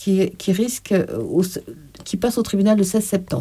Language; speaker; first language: French; native; French